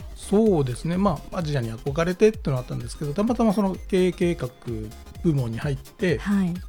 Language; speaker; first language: Japanese; native; Japanese